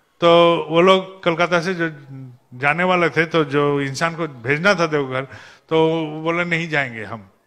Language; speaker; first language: Hindi; non-native, local second language; Bangla